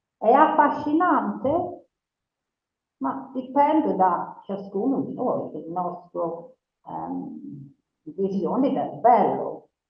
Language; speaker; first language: Italian; non-native, fluent; English